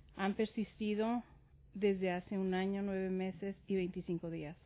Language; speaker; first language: Spanish; native; Spanish